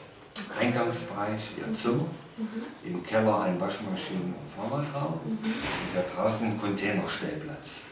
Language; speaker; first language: German; native; German